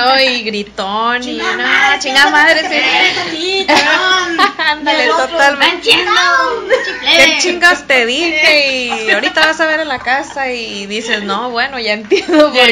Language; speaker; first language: Spanish; native; Spanish